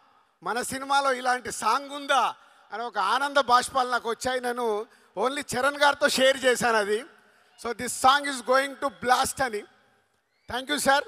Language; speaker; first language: Telugu; native; Telugu